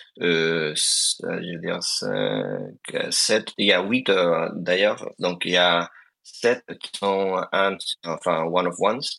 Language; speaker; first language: French; non-native, fluent; Spanish